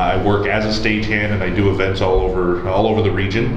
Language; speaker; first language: English; native; English